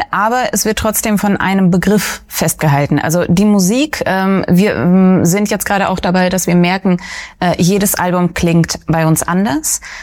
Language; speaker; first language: German; early bilingual, other home language; Russian